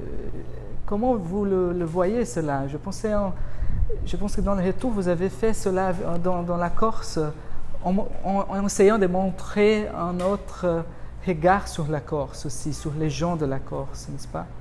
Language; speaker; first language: French; non-native, fluent; Portuguese